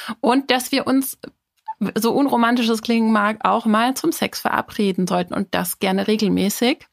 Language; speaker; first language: German; native; German